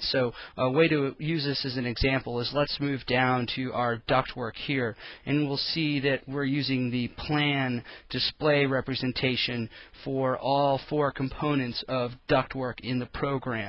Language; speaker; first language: English; native; English